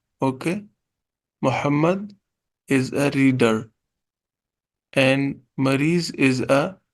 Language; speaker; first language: English; non-native, local second language; Urdu